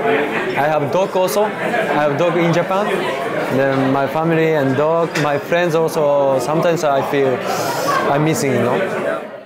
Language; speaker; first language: English; non-native, learner; Japanese